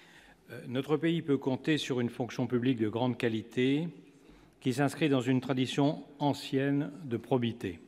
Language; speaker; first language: French; native; French